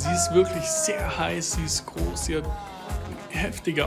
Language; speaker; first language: German; native; German